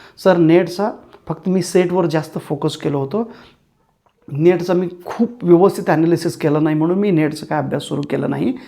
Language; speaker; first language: Marathi; non-native, local second language; Kannada